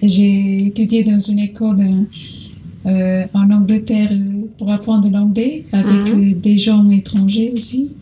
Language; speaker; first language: French; non-native, learner; Portuguese